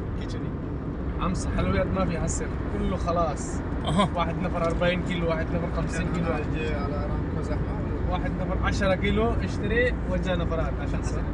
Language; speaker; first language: Arabic; non-native, learner; Bangla